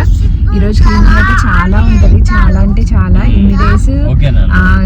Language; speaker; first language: Telugu; native; Telugu